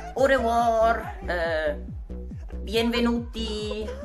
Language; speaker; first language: English; non-native, learner; Swiss German